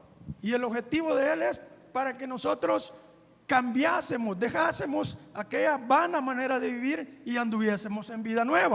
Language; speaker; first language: Spanish; native; Spanish